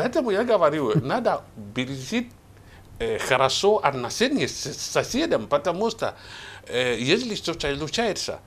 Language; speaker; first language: Russian; non-native, learner; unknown